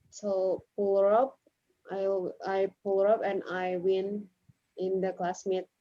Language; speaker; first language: English; non-native, learner; Indonesian